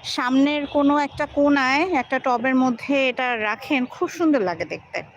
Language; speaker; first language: Bangla; native; Bangla